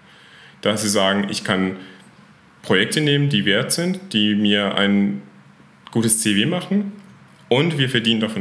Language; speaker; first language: German; non-native, fluent; Persian